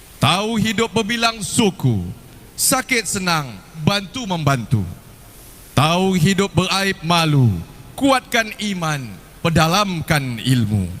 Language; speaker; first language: Malay; native; Malay